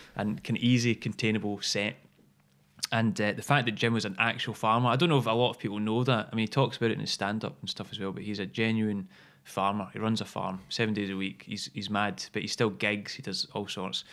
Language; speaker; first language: English; native; English